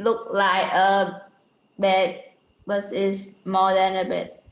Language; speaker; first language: English; non-native, learner; Vietnamese